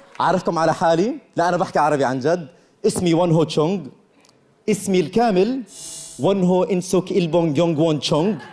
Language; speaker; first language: Arabic; early bilingual, other home language; Korean